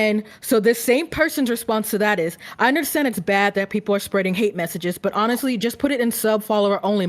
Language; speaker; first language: English; native; English